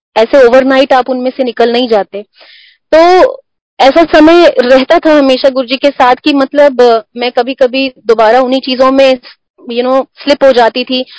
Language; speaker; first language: Hindi; non-native, local second language; Punjabi